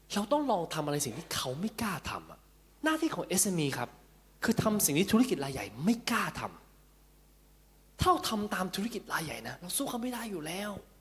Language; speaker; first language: Thai; early bilingual, heritage; Thai